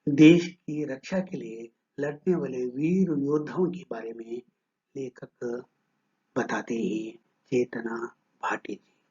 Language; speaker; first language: Hindi; non-native, local second language; Kannada